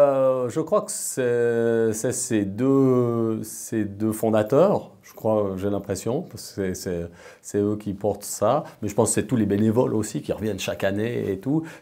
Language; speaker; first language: French; native; French